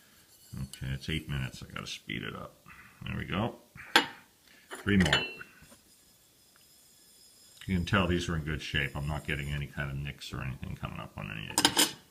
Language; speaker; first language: English; native; English